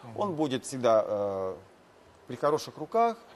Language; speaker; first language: Russian; native; Russian